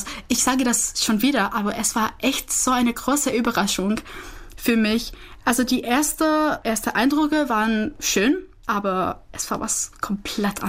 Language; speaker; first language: German; non-native, fluent; Czech